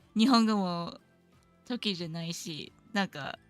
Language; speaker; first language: Japanese; non-native, learner; English